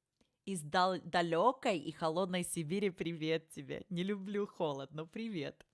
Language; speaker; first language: Russian; early bilingual, heritage; Russian